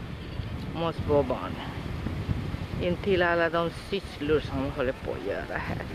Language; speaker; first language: Swedish; non-native, fluent; Spanish